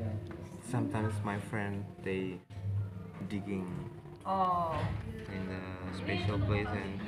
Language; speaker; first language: English; non-native, learner; Indonesian